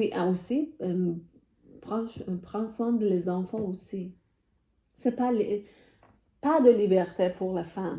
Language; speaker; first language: French; non-native, learner; Persian